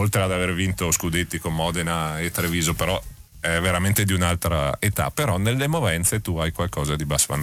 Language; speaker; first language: Italian; native; Italian